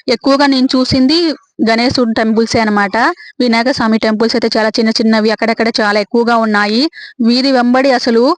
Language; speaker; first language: Telugu; native; Telugu